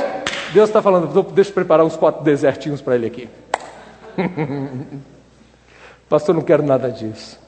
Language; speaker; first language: Portuguese; native; Portuguese